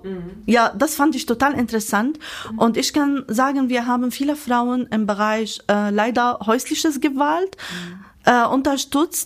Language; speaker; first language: German; non-native, fluent; Arabic